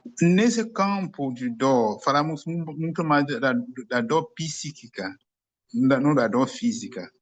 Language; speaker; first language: Portuguese; non-native, fluent; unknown